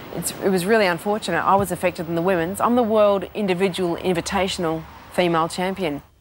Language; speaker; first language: English; native; English